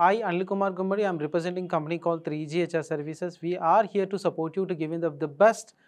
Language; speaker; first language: English; non-native, local second language; Telugu